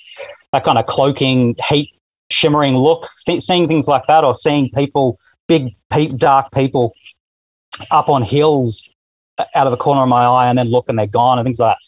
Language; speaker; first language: English; native; English